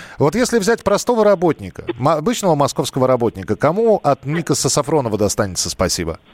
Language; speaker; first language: Russian; native; Russian